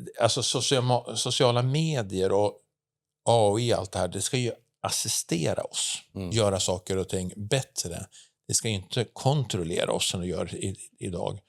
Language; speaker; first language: Swedish; native; Swedish